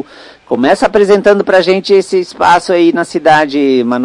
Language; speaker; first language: Portuguese; native; Portuguese